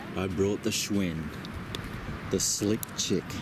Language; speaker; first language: English; native; English